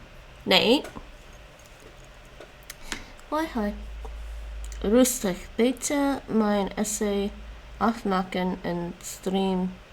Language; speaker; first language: Dutch; non-native, learner; English